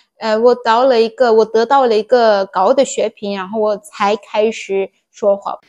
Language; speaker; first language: Chinese; non-native, fluent; Persian